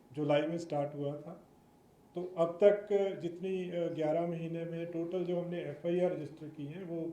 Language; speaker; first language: Hindi; non-native, local second language; Punjabi